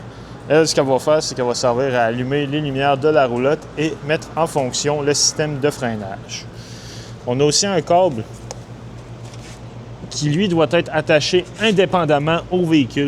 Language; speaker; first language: French; native; French